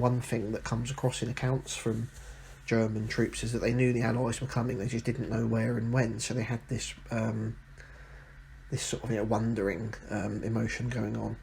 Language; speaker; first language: English; native; English